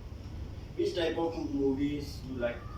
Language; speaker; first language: English; non-native, local second language; Gujarati